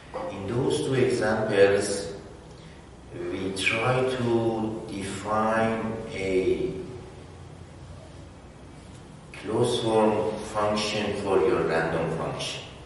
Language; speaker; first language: English; non-native, fluent; Persian